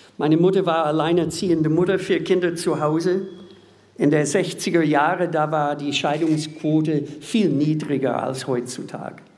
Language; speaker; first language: German; non-native, fluent; English